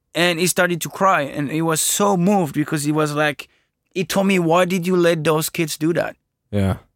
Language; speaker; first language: English; non-native, fluent; French